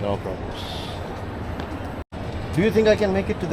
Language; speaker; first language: English; non-native, local second language; Urdu